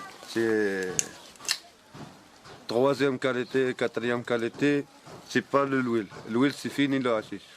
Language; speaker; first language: French; non-native, learner; Arabic